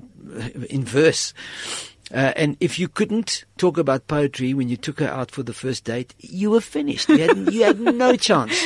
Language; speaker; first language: English; native; English